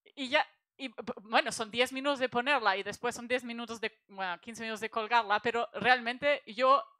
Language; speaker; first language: Spanish; non-native, fluent; German